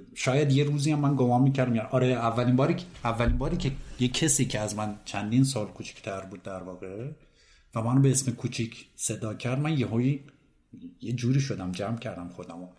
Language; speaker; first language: Persian; native; Persian